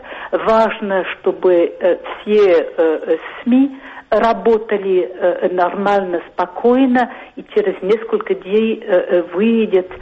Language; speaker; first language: Russian; non-native, fluent; French